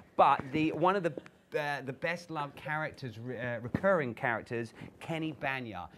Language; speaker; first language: English; native; English